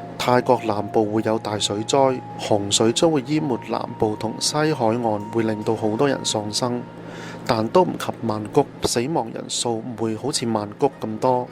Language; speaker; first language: Cantonese; non-native, fluent; Thai